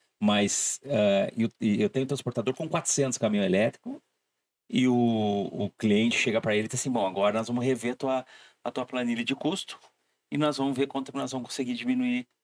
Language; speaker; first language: Portuguese; native; Portuguese